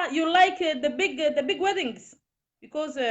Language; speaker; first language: English; non-native, learner; Somali